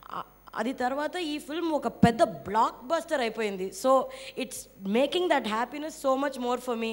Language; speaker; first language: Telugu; non-native, fluent; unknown